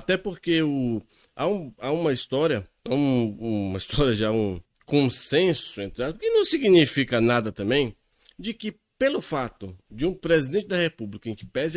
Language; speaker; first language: Portuguese; native; Portuguese